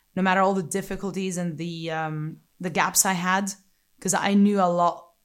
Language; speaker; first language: English; non-native, fluent; Greek